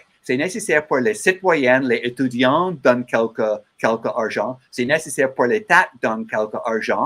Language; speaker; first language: French; non-native, learner; English